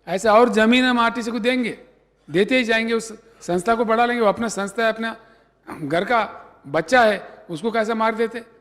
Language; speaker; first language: Hindi; non-native, local second language; Telugu